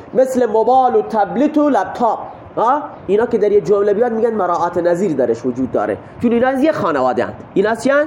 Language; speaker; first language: Persian; non-native, local second language; Baluchi